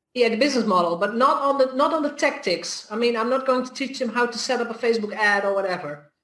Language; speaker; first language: English; non-native, fluent; Dutch